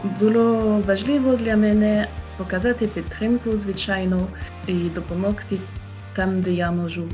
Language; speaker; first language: Ukrainian; non-native, learner; French